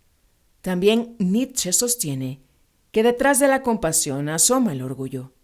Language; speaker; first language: Spanish; native; Spanish